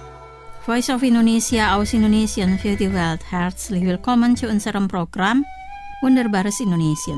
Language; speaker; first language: German; non-native, fluent; Indonesian